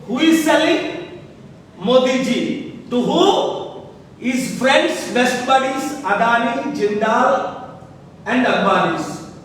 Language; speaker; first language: English; non-native, local second language; Telugu